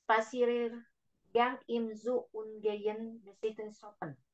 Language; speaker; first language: German; non-native, learner; Indonesian